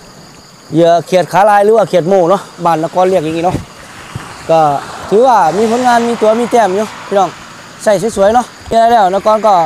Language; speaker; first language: Thai; non-native, local second language; Northeastern Thai